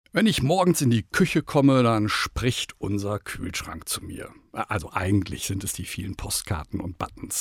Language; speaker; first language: German; native; German